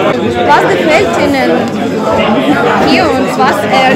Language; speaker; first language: German; non-native, fluent; Russian